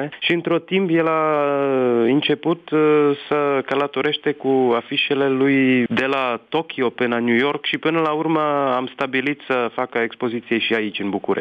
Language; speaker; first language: Romanian; non-native, fluent; Czech